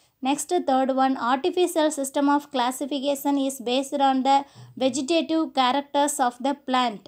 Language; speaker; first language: English; non-native, local second language; Tamil